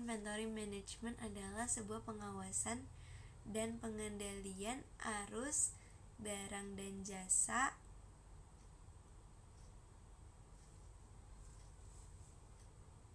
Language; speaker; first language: Indonesian; native; Indonesian